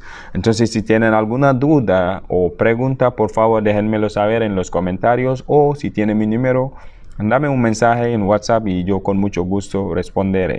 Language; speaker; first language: Spanish; non-native, fluent; Wolof